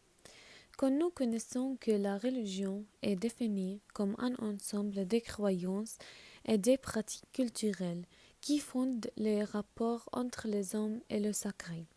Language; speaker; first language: French; non-native, learner; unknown